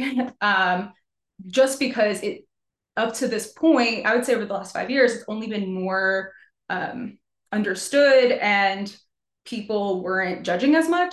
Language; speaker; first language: English; native; English